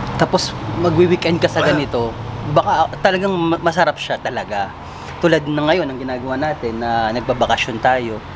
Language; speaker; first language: Filipino; native; Filipino